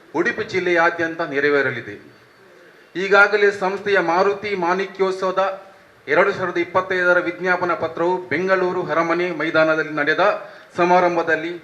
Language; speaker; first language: Kannada; native; Kannada